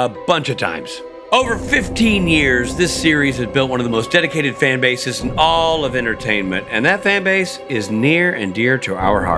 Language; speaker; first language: English; native; English